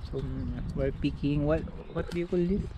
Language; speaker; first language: English; non-native, learner; Filipino